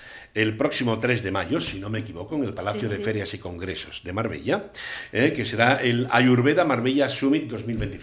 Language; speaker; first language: Spanish; native; Spanish